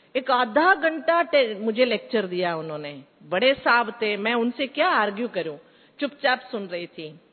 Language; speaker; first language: Hindi; non-native, local second language; Kannada